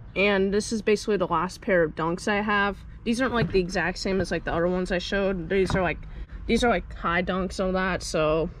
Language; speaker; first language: English; native; English